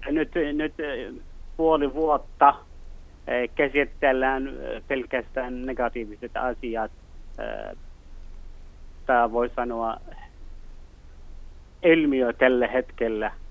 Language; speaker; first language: Finnish; non-native, learner; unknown